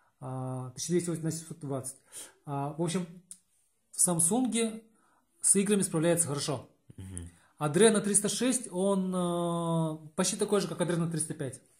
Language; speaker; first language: Russian; native; Russian